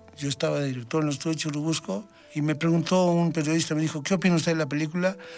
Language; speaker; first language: Spanish; native; Spanish